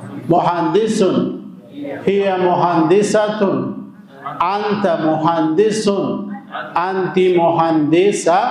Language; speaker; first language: Arabic; non-native, fluent; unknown